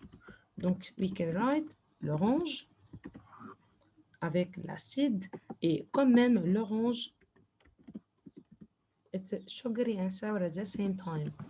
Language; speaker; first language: French; non-native, fluent; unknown